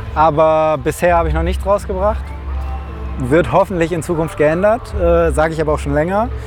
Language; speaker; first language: German; native; German